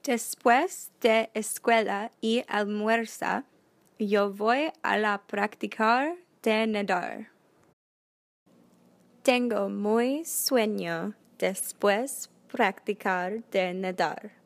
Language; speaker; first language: Spanish; non-native, learner; English